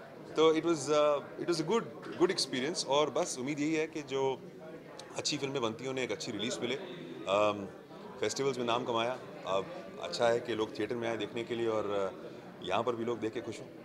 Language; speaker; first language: Hindi; native; Hindi